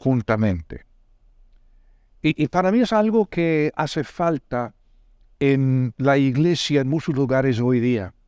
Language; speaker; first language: Spanish; non-native, fluent; English